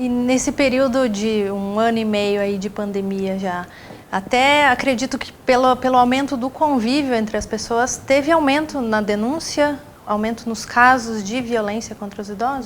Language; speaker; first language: Portuguese; native; Portuguese